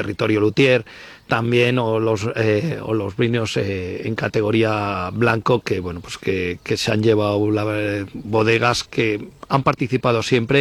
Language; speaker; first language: Spanish; native; Spanish